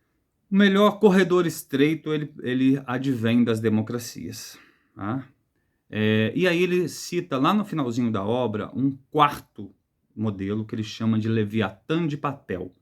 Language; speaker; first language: Portuguese; native; Portuguese